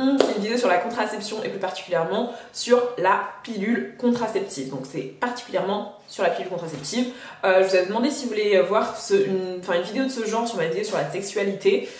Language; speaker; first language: French; native; French